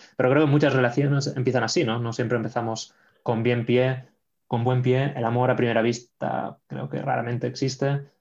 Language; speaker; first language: Spanish; non-native, local second language; Catalan